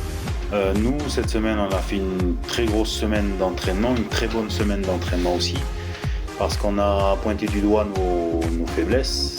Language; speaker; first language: French; native; French